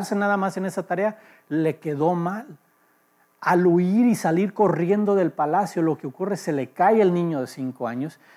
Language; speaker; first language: Spanish; early bilingual, heritage; Spanish